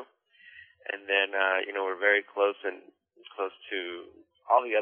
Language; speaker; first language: English; native; English